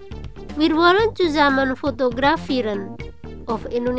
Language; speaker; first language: German; non-native, learner; Indonesian